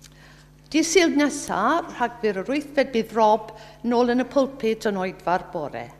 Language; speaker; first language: Welsh; native; Welsh